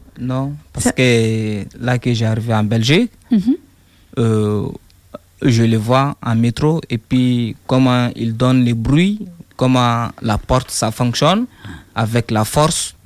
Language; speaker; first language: French; non-native, learner; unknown